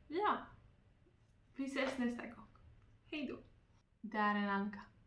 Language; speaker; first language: Swedish; non-native, learner; Polish